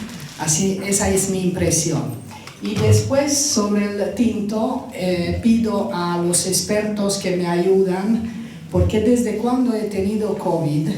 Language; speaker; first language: Spanish; non-native, fluent; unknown